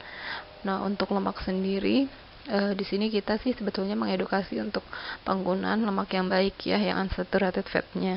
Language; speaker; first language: Indonesian; native; Indonesian